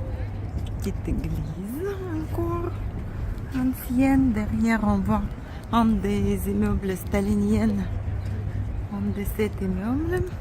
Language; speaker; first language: French; non-native, fluent; Russian